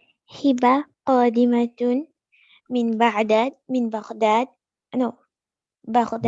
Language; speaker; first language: Arabic; non-native, learner; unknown